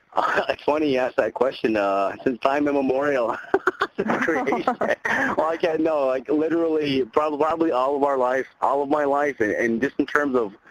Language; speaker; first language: English; native; English